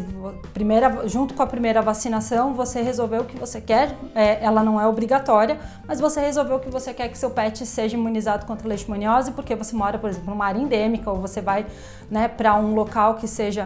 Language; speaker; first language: Portuguese; native; Portuguese